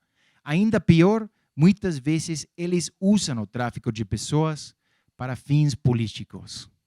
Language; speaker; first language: Portuguese; non-native, fluent; English